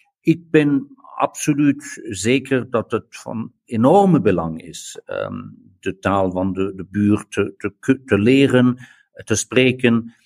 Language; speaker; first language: Dutch; non-native, learner; German